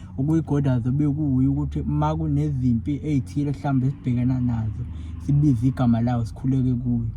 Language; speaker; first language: Zulu; native; Zulu